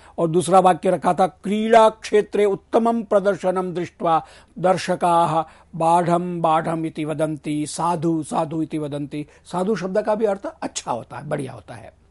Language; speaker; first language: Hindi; non-native, local second language; Gujarati